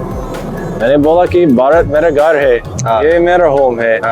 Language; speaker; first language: Hindi; non-native, learner; English